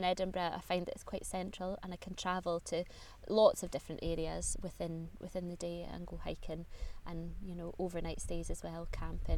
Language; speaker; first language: English; native; English